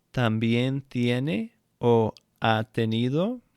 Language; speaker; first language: Spanish; non-native, fluent; English